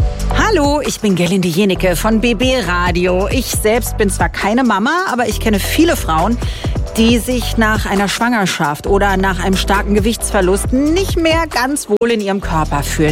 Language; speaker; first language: German; native; German